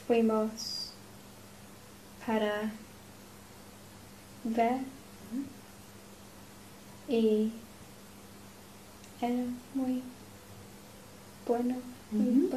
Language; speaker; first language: Spanish; non-native, learner; English